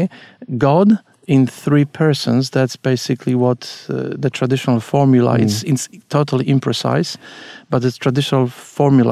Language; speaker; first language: English; non-native, fluent; Polish